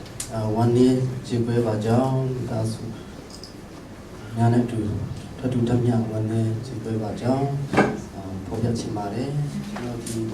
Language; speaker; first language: Burmese; non-native, local second language; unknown